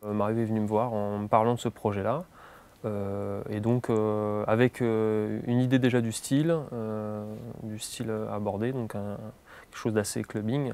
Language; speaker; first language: French; native; French